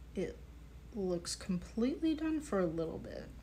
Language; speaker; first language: English; native; English